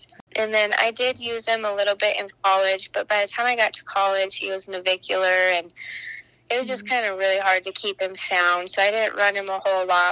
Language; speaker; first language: English; native; English